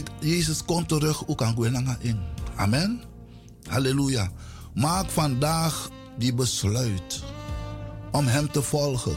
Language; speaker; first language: Dutch; non-native, local second language; Sranan Tongo